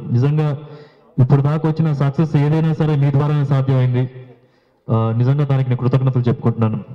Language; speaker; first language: Telugu; native; Telugu